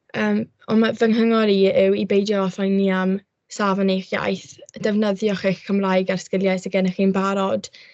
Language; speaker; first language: Welsh; non-native, local second language; English